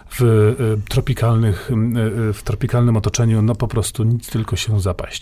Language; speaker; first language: Polish; native; Polish